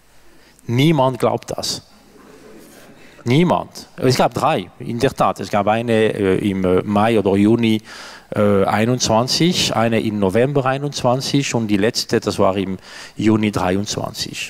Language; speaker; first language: German; non-native, local second language; French